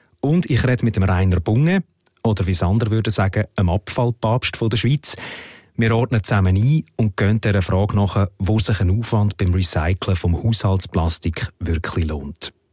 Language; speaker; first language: German; native; German